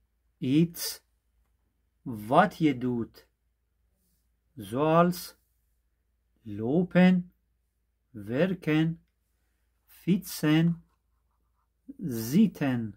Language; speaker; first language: Dutch; non-native, fluent; Persian